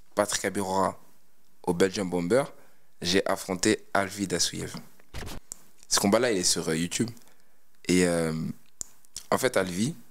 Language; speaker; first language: French; native; French